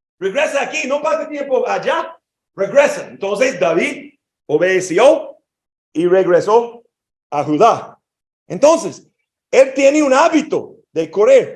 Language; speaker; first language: Spanish; non-native, fluent; English